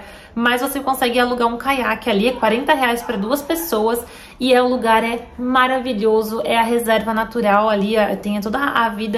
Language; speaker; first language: Portuguese; native; Portuguese